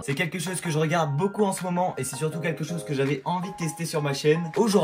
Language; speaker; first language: French; native; French